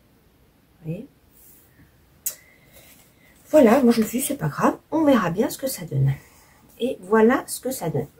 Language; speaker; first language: French; native; French